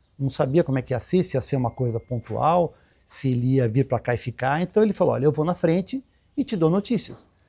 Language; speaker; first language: Portuguese; native; Portuguese